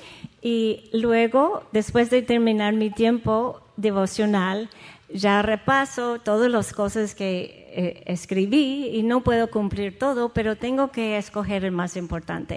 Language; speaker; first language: Spanish; non-native, fluent; English